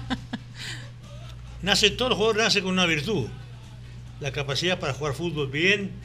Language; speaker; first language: Spanish; native; Spanish